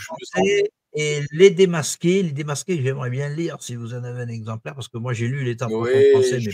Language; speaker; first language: French; native; French